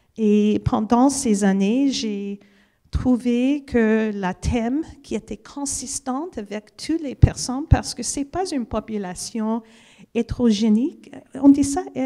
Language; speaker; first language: French; non-native, fluent; English